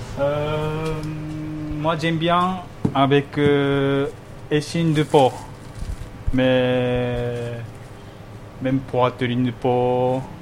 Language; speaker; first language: French; non-native, learner; Japanese